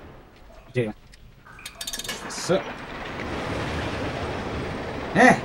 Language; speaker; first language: French; native; French